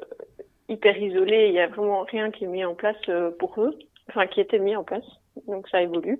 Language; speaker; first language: French; native; French